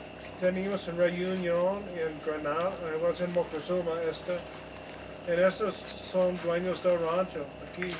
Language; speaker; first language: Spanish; non-native, learner; English